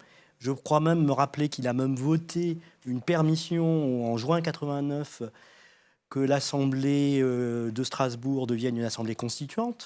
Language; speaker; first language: French; native; French